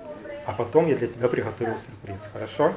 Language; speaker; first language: Russian; native; Russian